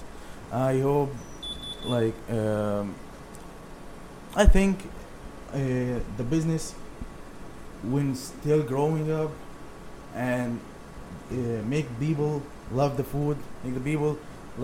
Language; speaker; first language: English; non-native, learner; Arabic